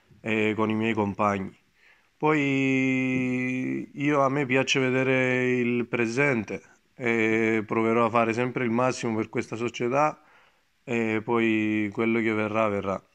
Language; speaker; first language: Italian; non-native, fluent; Greek